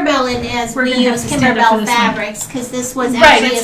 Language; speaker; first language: English; native; English